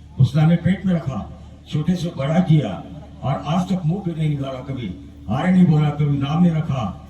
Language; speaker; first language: Hindi; non-native, local second language; Marathi